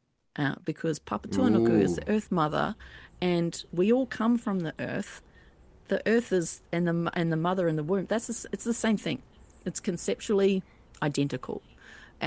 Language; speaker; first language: English; native; English